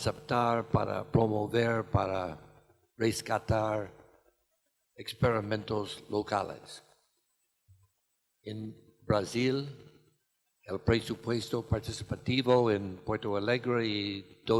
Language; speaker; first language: Spanish; non-native, fluent; English